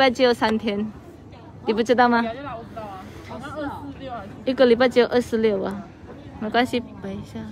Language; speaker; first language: Chinese; non-native, learner; Javanese